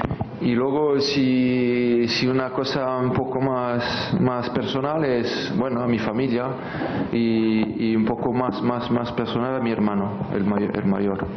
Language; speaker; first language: Spanish; non-native, fluent; French